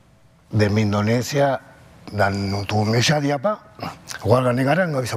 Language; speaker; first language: Indonesian; non-native, fluent; Spanish